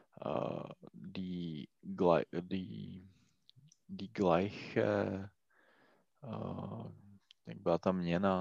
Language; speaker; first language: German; non-native, learner; Czech